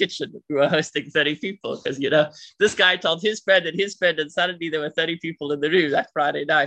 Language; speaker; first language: English; native; English